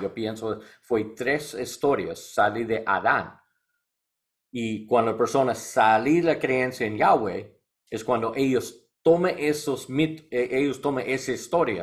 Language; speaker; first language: Spanish; non-native, learner; English